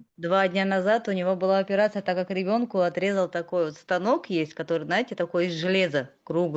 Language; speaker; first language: Russian; native; Russian